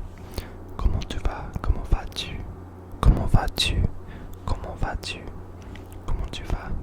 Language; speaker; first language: French; non-native, learner; English